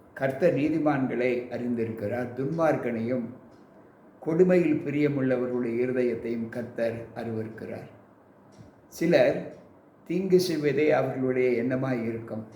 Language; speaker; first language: Tamil; native; Tamil